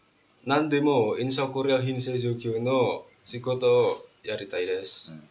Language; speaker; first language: Japanese; non-native, learner; Indonesian